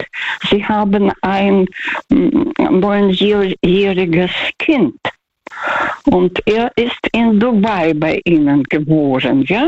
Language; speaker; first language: German; non-native, fluent; Russian